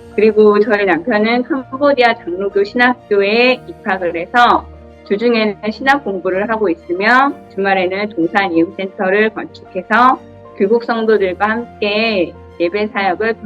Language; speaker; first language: Korean; native; Korean